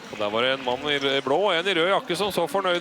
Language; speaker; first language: Norwegian; native; Norwegian